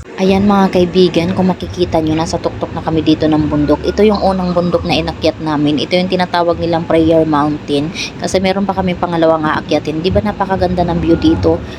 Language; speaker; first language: Filipino; non-native, local second language; Bikol